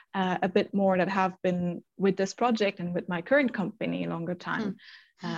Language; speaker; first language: English; non-native, fluent; German